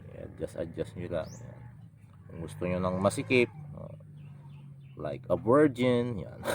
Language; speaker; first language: Filipino; non-native, local second language; Iloko